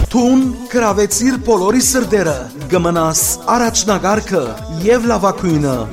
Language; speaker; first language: Armenian; early bilingual, heritage; Armenian